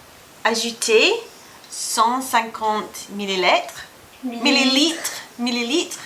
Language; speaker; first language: French; non-native, learner; English